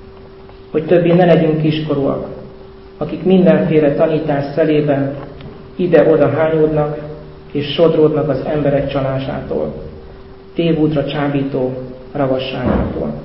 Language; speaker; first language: Hungarian; native; Hungarian